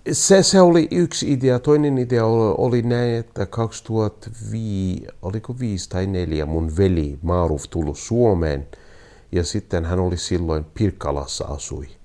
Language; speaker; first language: Finnish; non-native, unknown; Kurdish